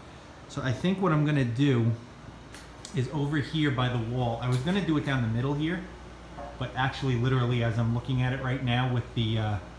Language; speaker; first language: English; native; English